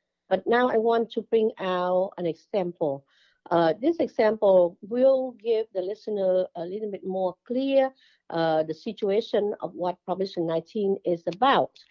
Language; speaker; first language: English; non-native, fluent; Vietnamese